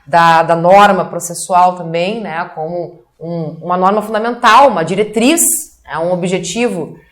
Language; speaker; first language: Portuguese; native; Portuguese